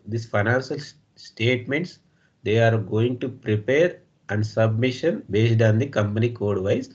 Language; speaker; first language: English; non-native, local second language; Telugu